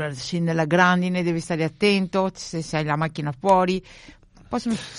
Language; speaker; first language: Italian; early bilingual, heritage; Italian